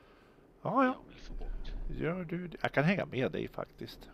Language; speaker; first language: Swedish; native; Swedish